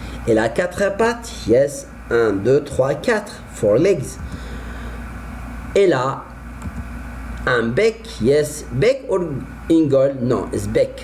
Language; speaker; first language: French; non-native, fluent; Arabic